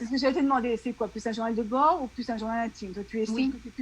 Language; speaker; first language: French; native; French